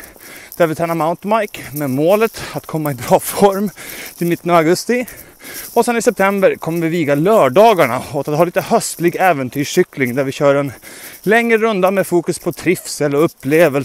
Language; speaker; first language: Swedish; native; Swedish